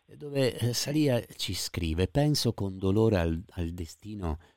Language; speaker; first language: Italian; native; Italian